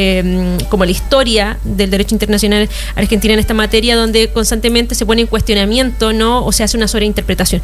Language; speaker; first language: Spanish; native; Spanish